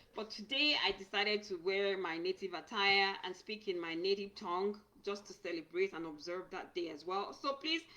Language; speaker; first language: English; non-native, local second language; Yoruba